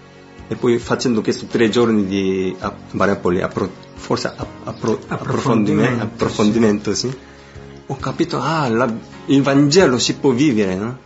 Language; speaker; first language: Italian; non-native, fluent; Korean